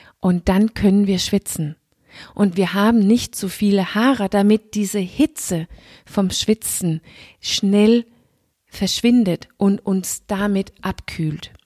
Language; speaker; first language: German; non-native, fluent; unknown